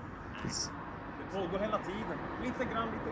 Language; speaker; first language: Swedish; native; Swedish